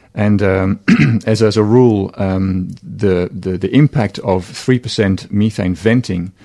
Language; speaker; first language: English; non-native, fluent; Dutch